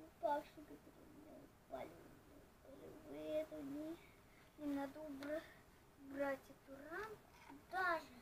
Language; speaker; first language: Russian; non-native, local second language; Ukrainian